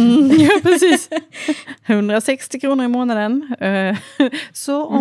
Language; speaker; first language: Swedish; native; Swedish